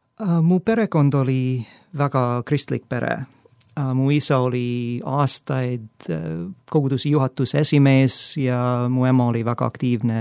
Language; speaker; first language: Estonian; non-native, fluent; English